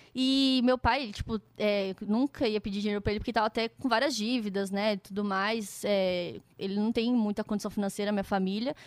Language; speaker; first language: Portuguese; native; Portuguese